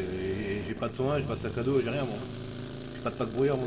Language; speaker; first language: French; native; French